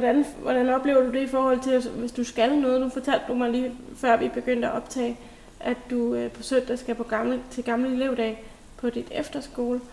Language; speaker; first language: Danish; native; Danish